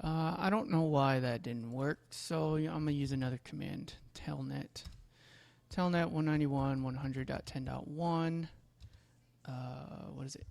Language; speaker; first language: English; native; English